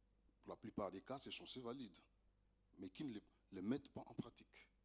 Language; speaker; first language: French; native; French